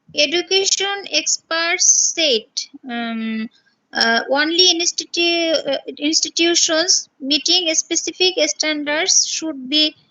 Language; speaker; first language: English; non-native, local second language; Bangla